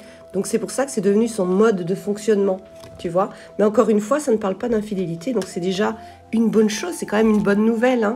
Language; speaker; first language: French; native; French